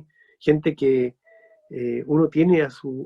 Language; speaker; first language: Spanish; native; Spanish